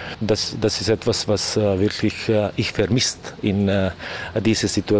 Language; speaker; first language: German; non-native, learner; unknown